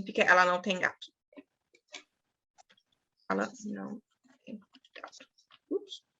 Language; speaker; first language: Portuguese; non-native, fluent; German